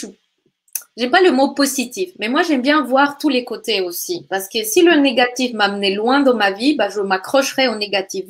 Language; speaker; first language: French; native; French